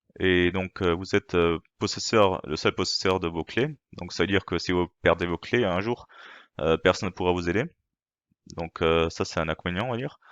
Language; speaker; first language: French; non-native, fluent; German